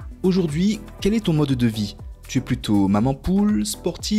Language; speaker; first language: French; native; French